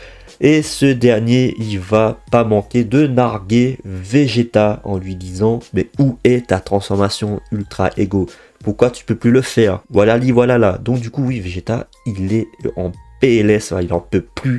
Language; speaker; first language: French; native; French